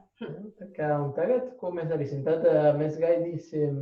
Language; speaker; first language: Latvian; non-native, fluent; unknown